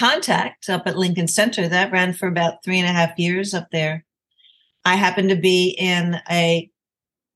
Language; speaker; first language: English; native; English